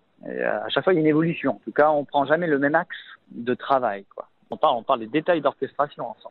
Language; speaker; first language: French; native; French